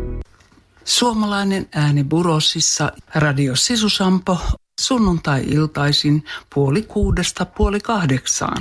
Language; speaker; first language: Finnish; native; Finnish